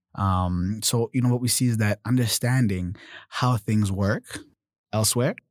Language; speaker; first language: English; early bilingual, other home language; German